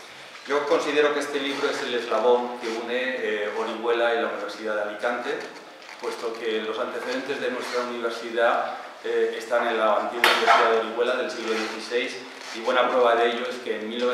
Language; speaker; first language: Spanish; native; Spanish